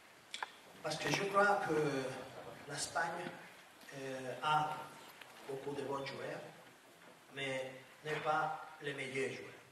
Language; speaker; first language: French; non-native, learner; Spanish